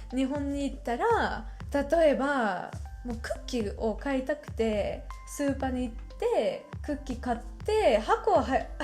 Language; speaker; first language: Japanese; non-native, fluent; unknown